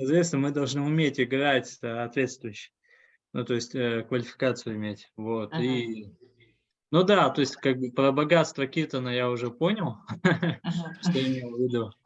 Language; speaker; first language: Russian; native; Russian